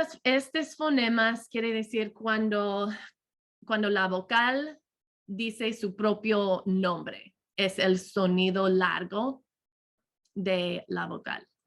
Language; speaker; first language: Spanish; non-native, fluent; English